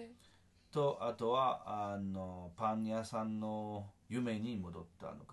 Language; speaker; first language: Japanese; non-native, learner; French